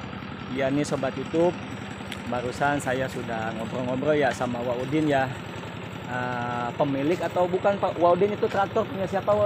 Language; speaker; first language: Indonesian; native; Indonesian